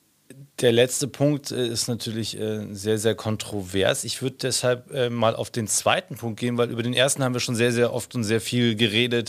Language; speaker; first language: German; native; German